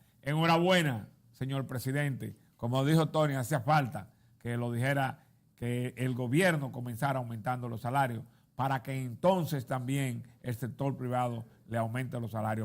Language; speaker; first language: Spanish; native; Spanish